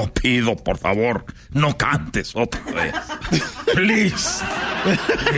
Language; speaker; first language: Spanish; native; Spanish